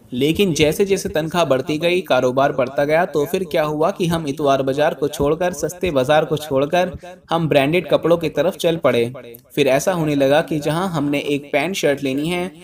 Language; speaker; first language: Urdu; native; Urdu